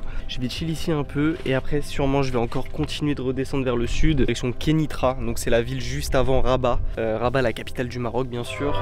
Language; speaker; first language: French; native; French